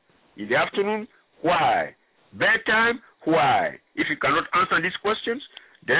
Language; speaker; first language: English; non-native, local second language; French